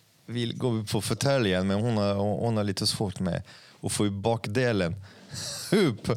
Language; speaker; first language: Swedish; non-native, fluent; French